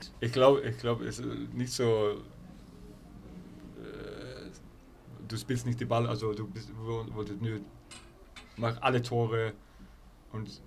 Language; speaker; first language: German; non-native, fluent; Icelandic